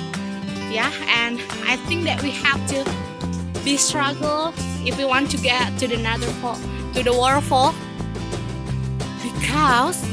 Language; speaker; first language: English; non-native, local second language; Indonesian